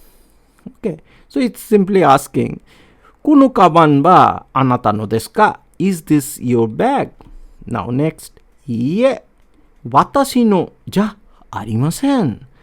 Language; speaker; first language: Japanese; non-native, fluent; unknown